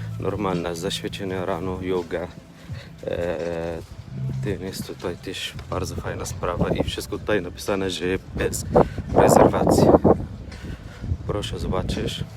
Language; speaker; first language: Polish; non-native, learner; Arabic